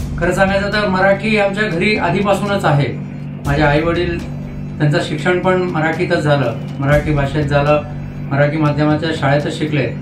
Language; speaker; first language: Marathi; non-native, local second language; Urdu